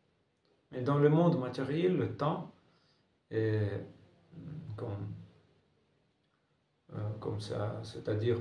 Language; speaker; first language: French; non-native, fluent; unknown